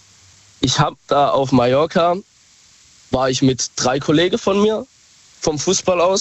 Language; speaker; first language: German; native; German